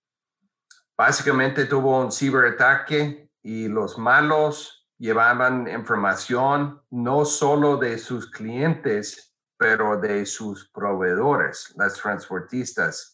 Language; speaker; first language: Spanish; non-native, fluent; English